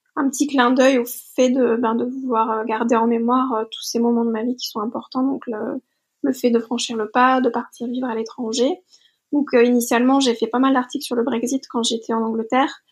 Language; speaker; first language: French; native; French